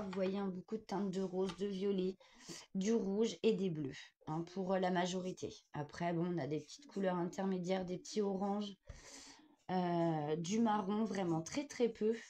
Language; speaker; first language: French; native; French